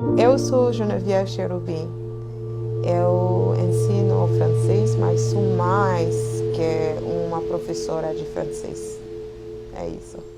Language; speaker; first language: Portuguese; non-native, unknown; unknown